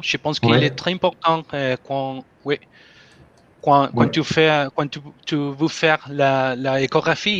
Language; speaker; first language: French; non-native, learner; Spanish